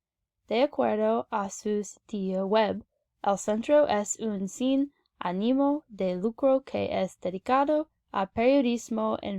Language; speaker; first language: Spanish; non-native, learner; English